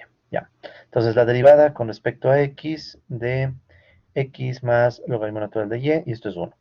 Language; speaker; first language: Spanish; native; Spanish